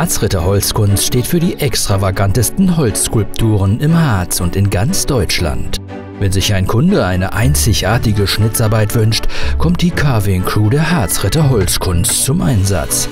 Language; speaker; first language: German; native; German